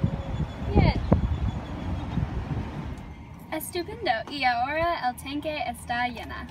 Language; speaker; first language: Spanish; non-native, learner; English